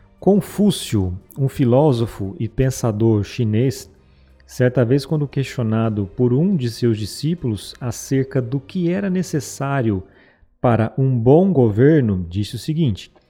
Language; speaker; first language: Portuguese; native; Portuguese